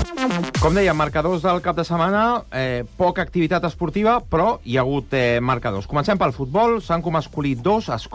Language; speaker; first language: Catalan; native; Catalan